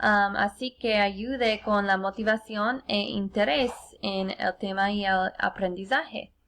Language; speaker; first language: Spanish; non-native, fluent; English